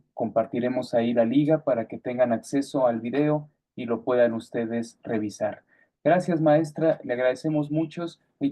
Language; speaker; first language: Spanish; native; Spanish